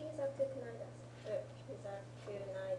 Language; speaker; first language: Japanese; non-native, learner; English